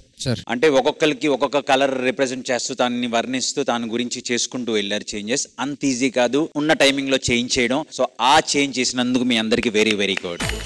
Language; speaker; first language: Telugu; native; Telugu